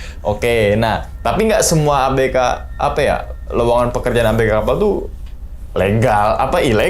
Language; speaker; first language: Indonesian; native; Indonesian